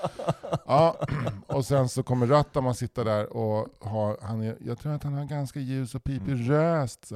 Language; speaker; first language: Swedish; native; Swedish